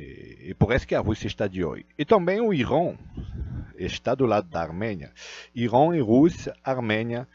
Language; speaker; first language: Portuguese; non-native, fluent; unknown